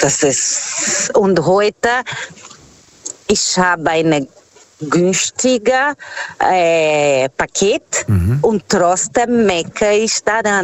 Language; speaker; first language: German; non-native, fluent; Portuguese